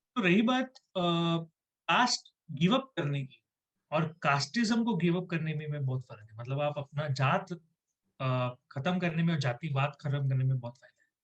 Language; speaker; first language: Hindi; non-native, local second language; Marathi